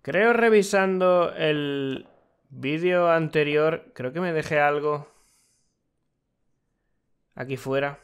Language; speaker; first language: Spanish; native; Spanish